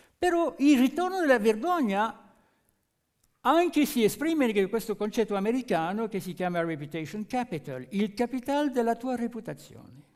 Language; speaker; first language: Italian; non-native, fluent; French